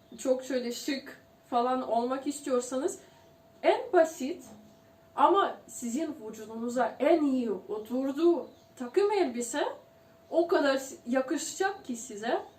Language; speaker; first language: Turkish; non-native, fluent; Ukrainian